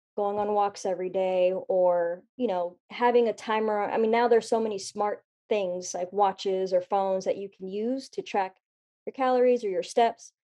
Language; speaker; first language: English; native; English